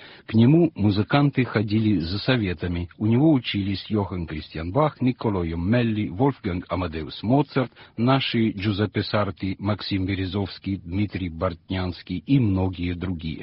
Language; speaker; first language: Russian; non-native, fluent; Italian